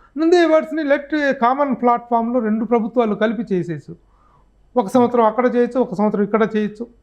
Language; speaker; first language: Telugu; native; Telugu